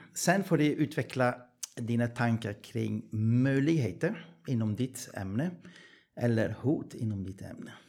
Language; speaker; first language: Swedish; non-native, fluent; Dutch